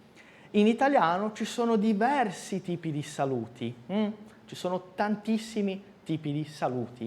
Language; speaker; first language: Italian; non-native, fluent; Portuguese